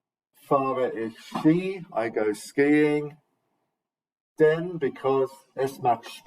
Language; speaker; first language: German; non-native, fluent; English